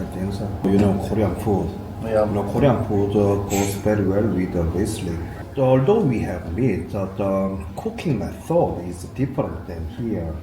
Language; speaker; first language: English; non-native, learner; Korean